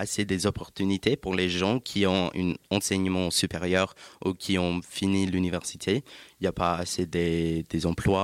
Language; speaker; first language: French; non-native, learner; English